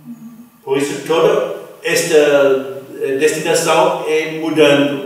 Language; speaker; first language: Portuguese; non-native, fluent; German